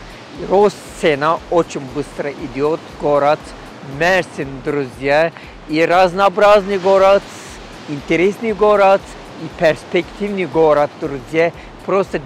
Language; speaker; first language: Russian; non-native, learner; Turkish